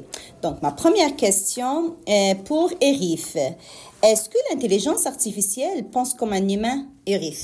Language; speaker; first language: French; native; French